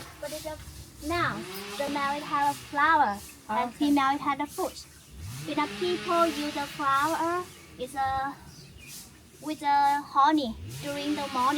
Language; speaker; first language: English; non-native, learner; Vietnamese